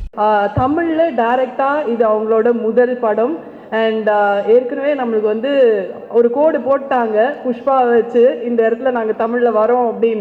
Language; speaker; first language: Tamil; native; Tamil